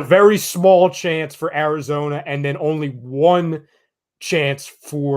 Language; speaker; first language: English; native; English